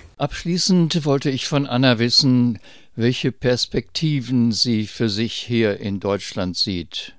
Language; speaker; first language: German; native; German